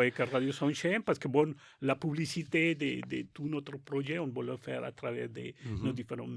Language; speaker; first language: French; non-native, learner; Spanish